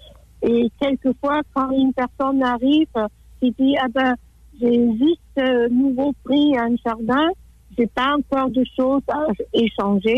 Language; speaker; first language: French; non-native, fluent; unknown